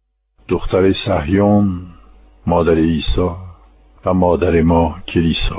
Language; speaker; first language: Persian; non-native, fluent; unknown